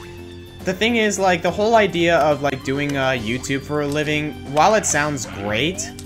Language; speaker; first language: English; native; English